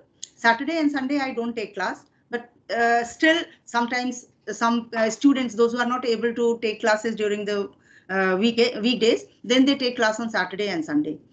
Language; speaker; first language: English; non-native, fluent; Hindi